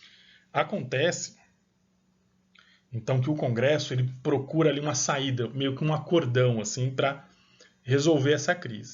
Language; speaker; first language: Portuguese; native; Portuguese